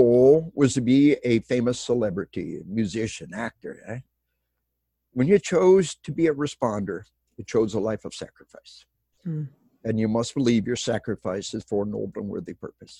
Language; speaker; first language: English; native; English